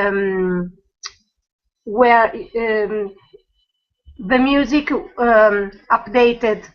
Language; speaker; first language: English; non-native, learner; Italian